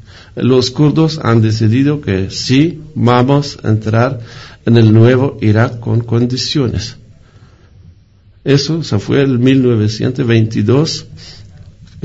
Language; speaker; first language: Spanish; non-native, fluent; Kurdish